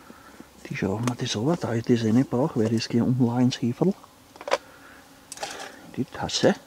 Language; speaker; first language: German; native; German